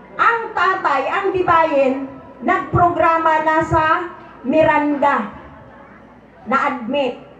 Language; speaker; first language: Filipino; non-native, local second language; Cebuano